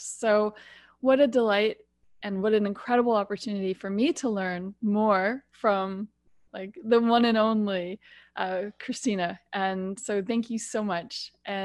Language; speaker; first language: English; native; English